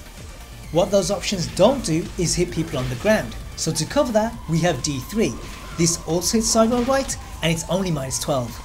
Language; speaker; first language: English; native; English